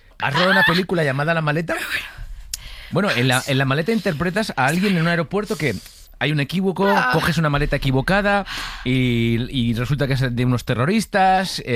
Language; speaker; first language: Spanish; native; Spanish